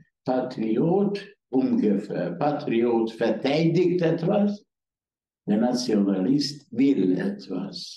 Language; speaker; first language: German; non-native, fluent; Hungarian